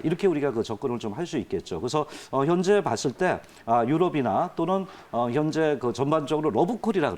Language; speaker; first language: Korean; native; Korean